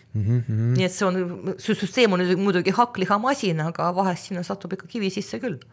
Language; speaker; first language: Estonian; non-native, local second language; Russian